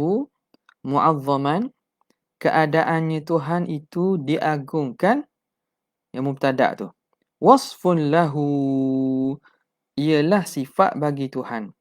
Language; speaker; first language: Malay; native; Malay